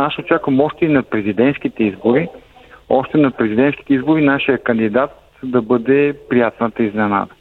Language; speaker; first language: Bulgarian; native; Bulgarian